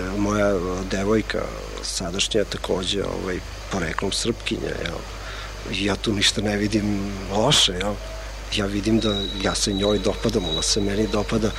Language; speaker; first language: Serbian; non-native, local second language; Albanian